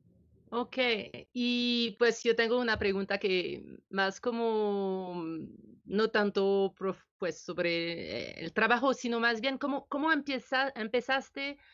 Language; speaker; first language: Spanish; non-native, fluent; French